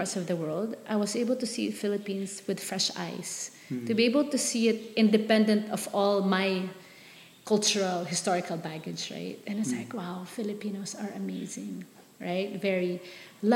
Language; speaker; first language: English; non-native, local second language; Filipino